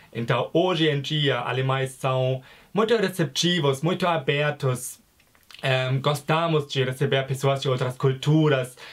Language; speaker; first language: Portuguese; non-native, fluent; German